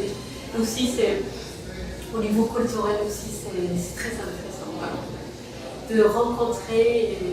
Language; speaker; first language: French; non-native, fluent; Persian